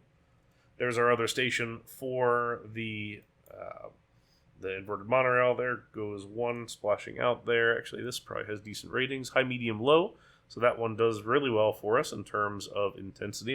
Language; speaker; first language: English; native; English